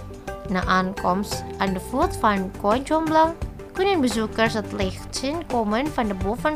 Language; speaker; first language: Dutch; non-native, fluent; Indonesian